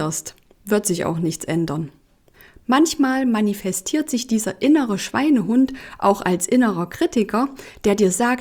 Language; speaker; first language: German; native; German